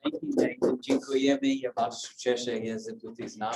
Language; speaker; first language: Polish; early bilingual, heritage; English